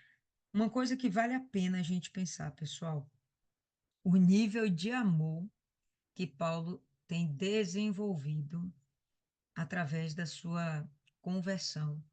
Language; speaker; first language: Portuguese; native; Portuguese